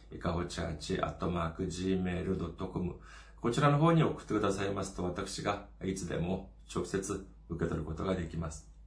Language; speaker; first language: Japanese; non-native, fluent; Korean